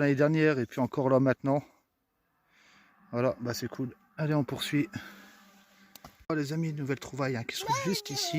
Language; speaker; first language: French; native; French